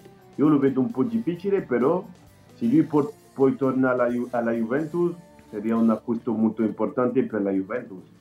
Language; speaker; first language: Italian; non-native, learner; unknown